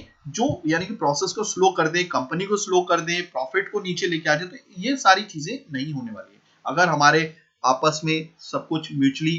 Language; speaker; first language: Hindi; native; Hindi